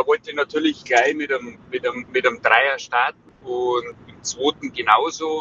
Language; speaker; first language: German; native; German